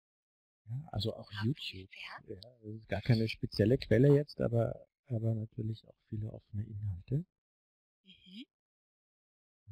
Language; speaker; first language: German; native; German